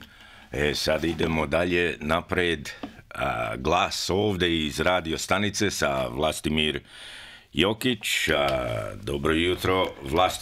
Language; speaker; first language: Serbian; early bilingual, heritage; English